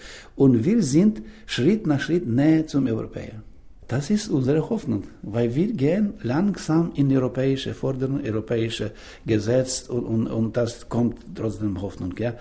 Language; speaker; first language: German; non-native, learner; Ukrainian